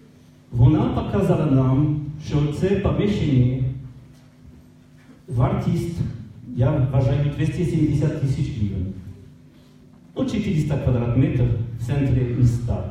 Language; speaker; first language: Ukrainian; non-native, learner; French